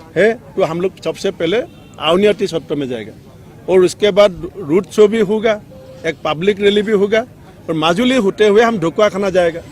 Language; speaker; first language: Hindi; non-native, local second language; Assamese